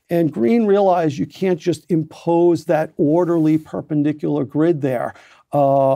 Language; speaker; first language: English; native; English